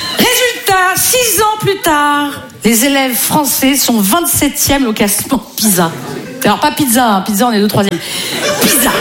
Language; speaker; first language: French; native; French